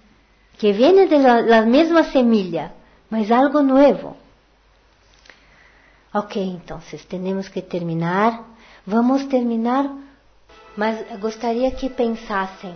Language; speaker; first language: Portuguese; non-native, learner; Spanish